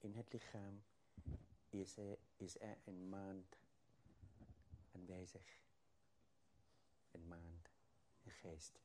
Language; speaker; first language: Dutch; non-native, fluent; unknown